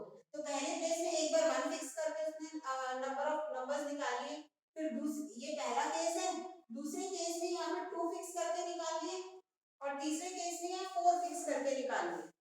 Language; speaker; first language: Hindi; native; Hindi